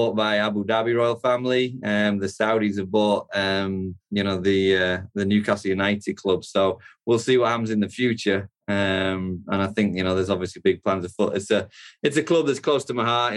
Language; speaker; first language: English; native; English